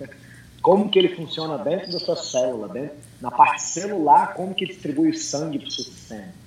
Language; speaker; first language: Portuguese; early bilingual, heritage; English